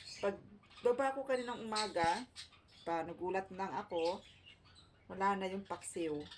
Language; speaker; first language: Filipino; non-native, local second language; Cebuano